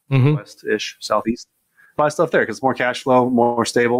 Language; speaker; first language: English; native; English